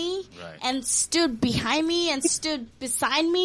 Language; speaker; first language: English; early bilingual, other home language; Korean